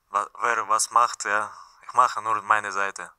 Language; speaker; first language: German; non-native, learner; Russian